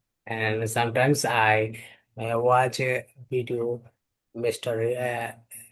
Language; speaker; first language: English; non-native, learner; Bangla